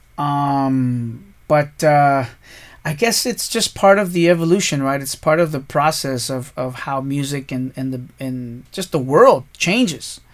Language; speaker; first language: English; early bilingual, other home language; Spanish